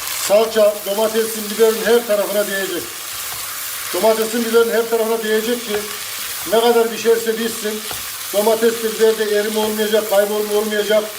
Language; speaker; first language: Turkish; native; Turkish